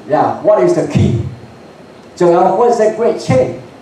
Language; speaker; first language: English; non-native, learner; Cantonese